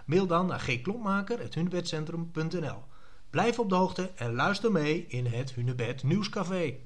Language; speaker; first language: Dutch; native; Dutch